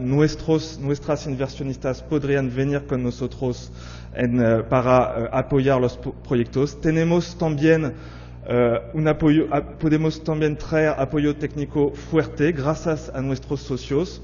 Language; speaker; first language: Spanish; non-native, fluent; French